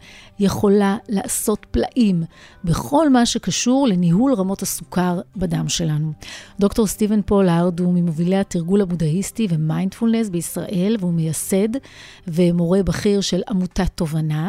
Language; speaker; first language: Hebrew; native; Hebrew